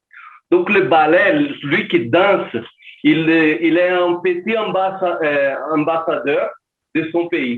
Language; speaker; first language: French; non-native, learner; Portuguese